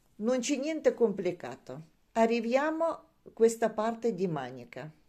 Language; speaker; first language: Italian; non-native, learner; Russian